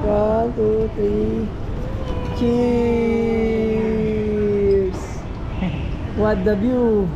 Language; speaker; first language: English; non-native, local second language; Filipino